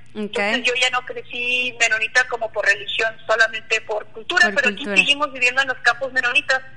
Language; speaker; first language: Spanish; non-native, local second language; Plautdietsch